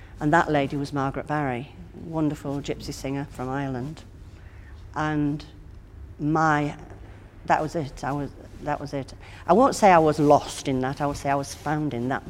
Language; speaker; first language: English; native; English